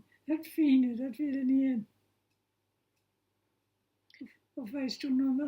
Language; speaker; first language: German; non-native, local second language; Low German